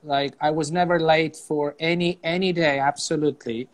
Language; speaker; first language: English; non-native, fluent; Azerbaijani